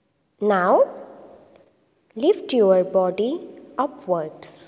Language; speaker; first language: English; non-native, local second language; Hindi